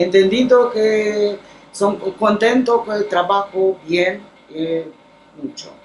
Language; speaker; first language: Spanish; non-native, learner; Romanian